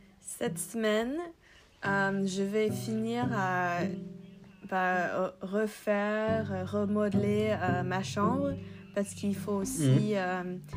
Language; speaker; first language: French; non-native, learner; English